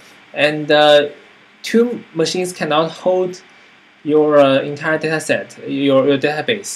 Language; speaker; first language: English; non-native, fluent; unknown